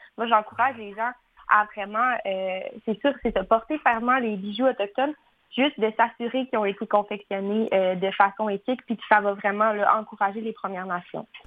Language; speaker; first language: French; native; French